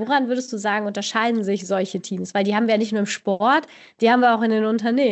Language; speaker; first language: German; native; German